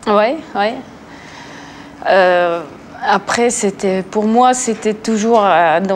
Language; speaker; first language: French; non-native, local second language; Swiss German